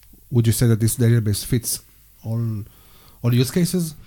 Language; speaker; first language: English; non-native, fluent; Hebrew